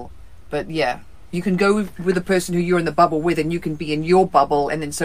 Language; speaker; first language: English; native; English